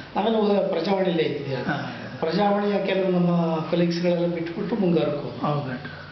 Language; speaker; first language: Kannada; native; Kannada